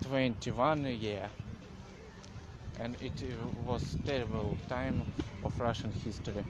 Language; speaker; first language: English; non-native, learner; Russian